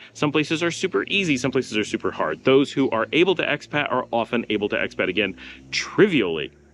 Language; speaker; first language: English; native; English